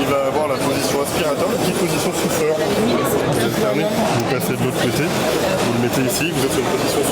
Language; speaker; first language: French; native; French